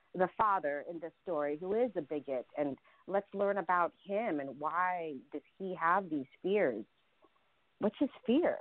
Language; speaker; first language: English; early bilingual, other home language; Russian